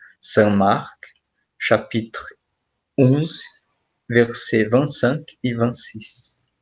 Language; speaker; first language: French; non-native, fluent; Portuguese